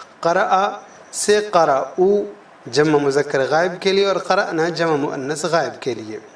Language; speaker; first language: Urdu; native; Urdu